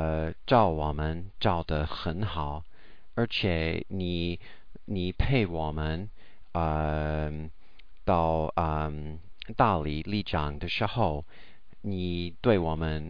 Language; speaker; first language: Chinese; non-native, learner; English